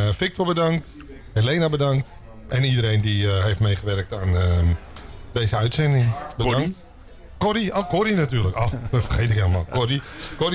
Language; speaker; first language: Dutch; native; Dutch